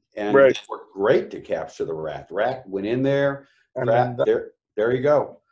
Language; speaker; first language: English; native; English